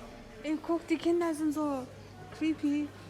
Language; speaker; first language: German; non-native, fluent; Mongolian